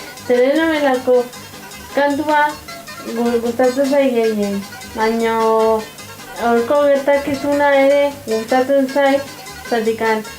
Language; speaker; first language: Basque; non-native, local second language; Spanish